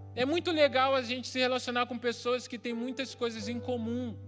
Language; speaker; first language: Portuguese; native; Portuguese